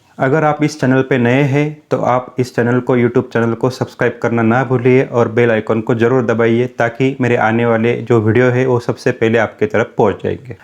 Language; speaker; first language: Hindi; non-native, local second language; Marathi